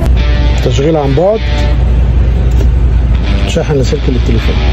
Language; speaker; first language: Arabic; native; Arabic